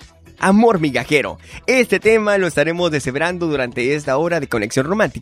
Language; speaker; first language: Spanish; native; Spanish